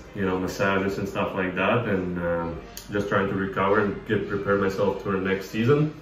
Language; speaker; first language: English; non-native, fluent; Russian